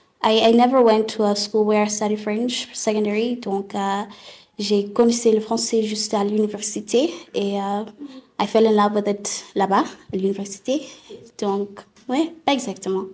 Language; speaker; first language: French; non-native, fluent; Southern Sotho